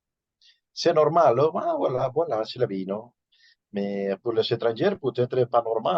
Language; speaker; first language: French; non-native, learner; Spanish